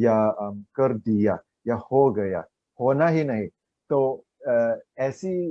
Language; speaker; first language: Hindi; non-native, learner; Chinese